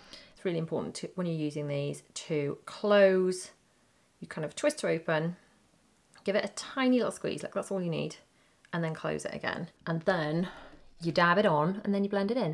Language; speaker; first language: English; native; English